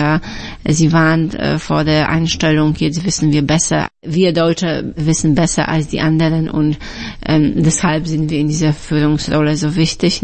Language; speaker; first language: German; non-native, fluent; Polish